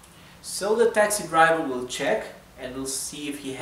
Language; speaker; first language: English; non-native, fluent; Spanish